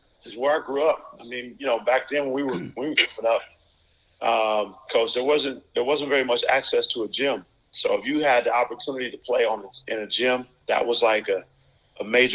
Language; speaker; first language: English; native; English